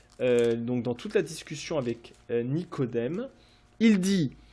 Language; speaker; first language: French; native; French